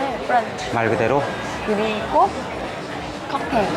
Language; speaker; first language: Korean; non-native, learner; Vietnamese